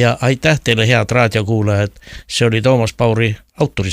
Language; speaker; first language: Estonian; native; Estonian